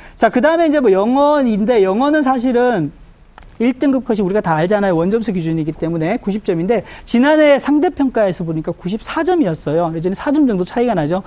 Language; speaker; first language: Korean; native; Korean